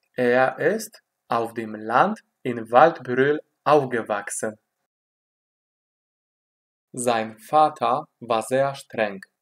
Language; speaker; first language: German; non-native, fluent; Polish